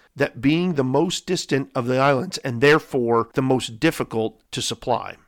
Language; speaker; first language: English; native; English